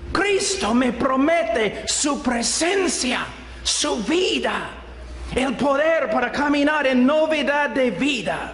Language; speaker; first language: Spanish; non-native, fluent; English